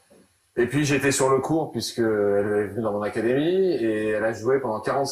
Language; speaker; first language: French; native; French